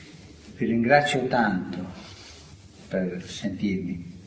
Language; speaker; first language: Italian; non-native, fluent; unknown